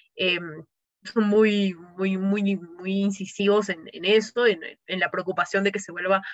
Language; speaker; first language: Spanish; native; Spanish